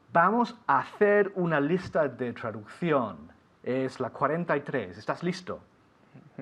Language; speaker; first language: Spanish; non-native, fluent; English